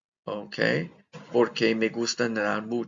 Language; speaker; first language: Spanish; non-native, fluent; English